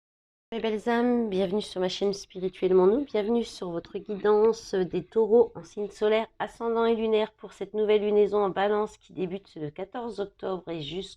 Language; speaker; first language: French; native; French